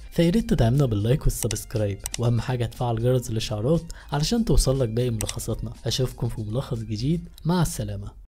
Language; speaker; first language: Arabic; native; Arabic